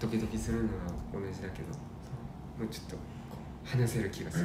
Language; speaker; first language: Japanese; non-native, fluent; Korean